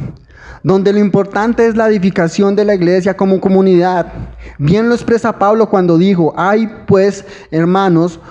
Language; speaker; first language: Spanish; native; Spanish